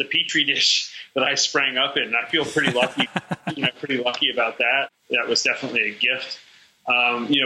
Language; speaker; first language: English; native; English